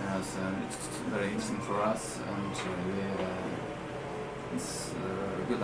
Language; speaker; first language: English; non-native, learner; Russian